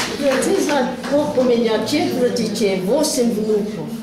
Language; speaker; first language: Russian; non-native, learner; English